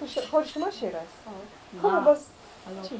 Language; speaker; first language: Persian; non-native, fluent; English